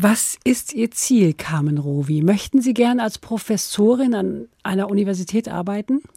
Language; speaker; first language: German; native; German